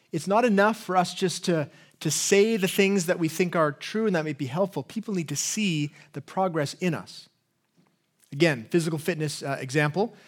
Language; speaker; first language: English; native; English